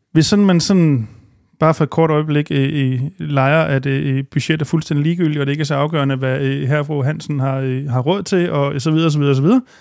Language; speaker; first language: Danish; native; Danish